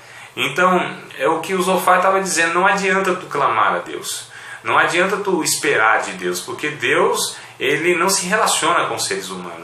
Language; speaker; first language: Portuguese; native; Portuguese